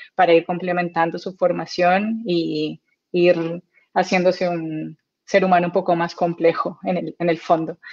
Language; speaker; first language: Spanish; native; Spanish